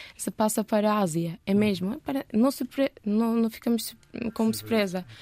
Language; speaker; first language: Portuguese; non-native, learner; Turkish